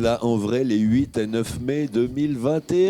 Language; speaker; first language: French; native; French